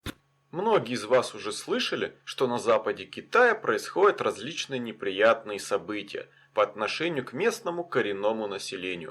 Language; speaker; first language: Russian; native; Russian